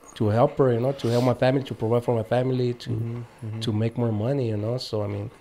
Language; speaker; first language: English; native; English